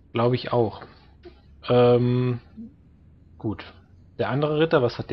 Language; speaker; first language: German; native; German